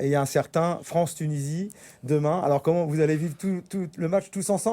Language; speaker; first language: French; native; French